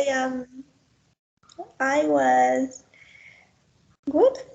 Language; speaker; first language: English; non-native, learner; Spanish